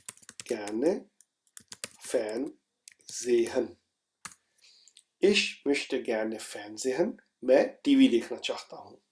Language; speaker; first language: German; non-native, fluent; Urdu